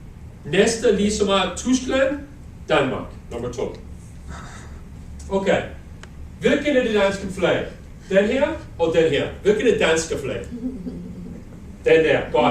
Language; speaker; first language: Danish; non-native, learner; English